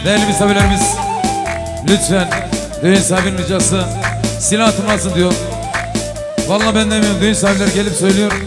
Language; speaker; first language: Turkish; non-native, local second language; Kurdish